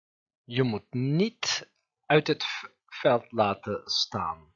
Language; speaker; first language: Dutch; non-native, fluent; Turkish